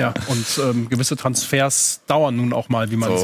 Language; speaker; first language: German; native; German